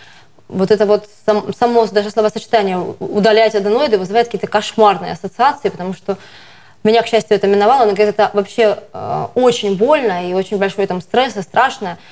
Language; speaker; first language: Russian; native; Russian